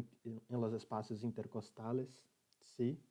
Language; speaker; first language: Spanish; non-native, learner; Portuguese